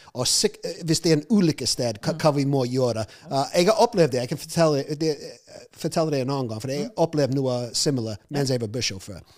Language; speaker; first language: Norwegian; non-native, fluent; English